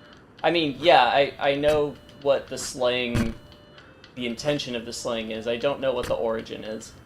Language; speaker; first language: English; native; English